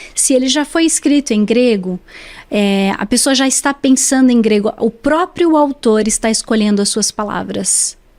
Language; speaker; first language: Portuguese; early bilingual, other home language; English